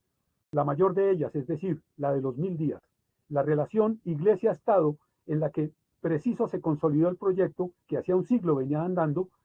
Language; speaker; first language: Spanish; native; Spanish